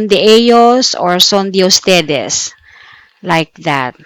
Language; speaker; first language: Spanish; non-native, fluent; Filipino